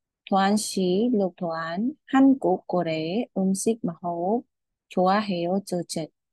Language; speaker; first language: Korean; non-native, fluent; Khmer